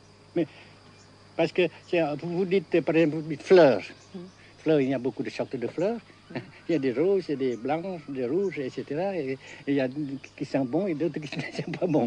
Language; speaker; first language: French; non-native, fluent; Vietnamese